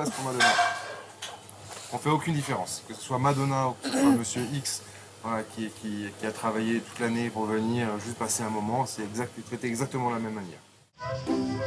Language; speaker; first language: French; native; French